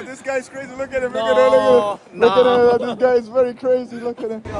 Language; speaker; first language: English; non-native, learner; Korean